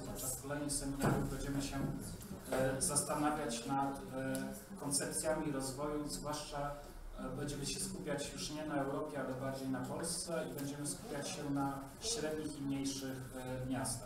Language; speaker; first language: Polish; native; Polish